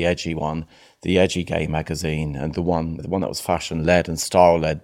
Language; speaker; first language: English; native; English